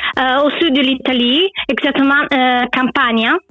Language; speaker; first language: French; non-native, learner; Italian